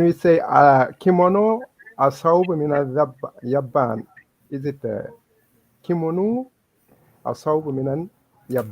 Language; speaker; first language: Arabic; non-native, learner; Japanese